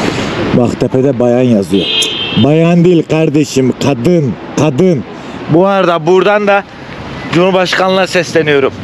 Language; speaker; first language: Turkish; native; Turkish